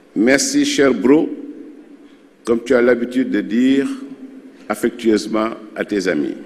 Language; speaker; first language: French; non-native, local second language; Wolof